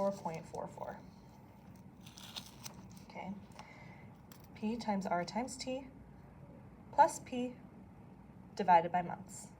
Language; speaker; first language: English; native; English